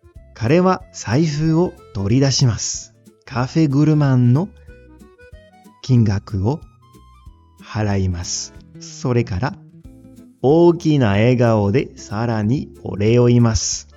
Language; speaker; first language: Japanese; non-native, fluent; French